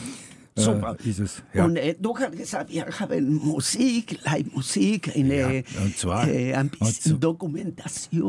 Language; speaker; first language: German; non-native, learner; Spanish